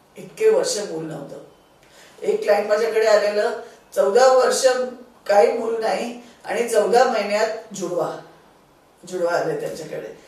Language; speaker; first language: Marathi; non-native, local second language; Sindhi